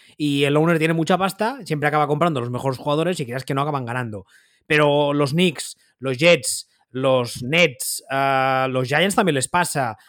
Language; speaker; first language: Spanish; native; Spanish